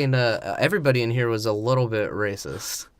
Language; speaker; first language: English; native; English